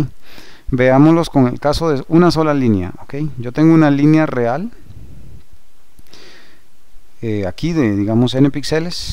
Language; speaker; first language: Spanish; native; Spanish